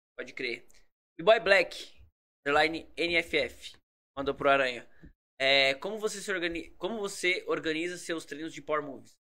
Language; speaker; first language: Portuguese; native; Portuguese